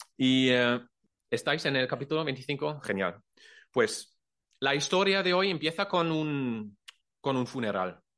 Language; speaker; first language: Spanish; non-native, fluent; German